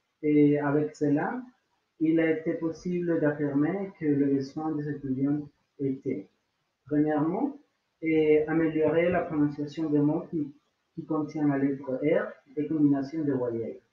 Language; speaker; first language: French; non-native, learner; Spanish